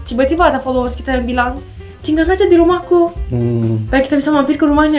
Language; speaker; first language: Indonesian; non-native, fluent; Turkish